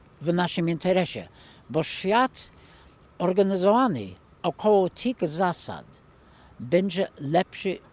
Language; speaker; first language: Polish; non-native, fluent; English